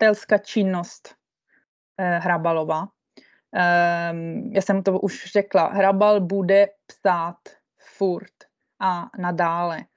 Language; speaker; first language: Czech; non-native, fluent; Italian